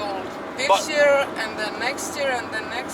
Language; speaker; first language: English; non-native, fluent; Croatian